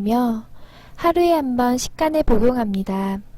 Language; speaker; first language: Korean; native; Korean